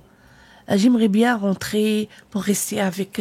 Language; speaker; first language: French; non-native, learner; Arabic